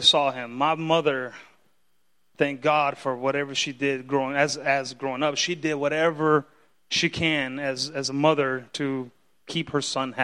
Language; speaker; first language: English; early bilingual, other home language; Spanish